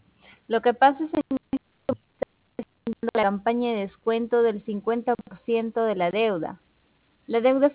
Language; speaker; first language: Spanish; native; Spanish